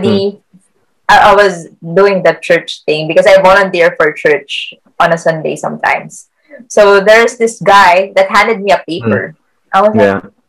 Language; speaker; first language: English; non-native, local second language; Filipino